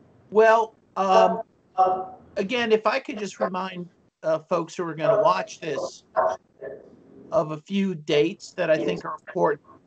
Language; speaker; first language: English; native; English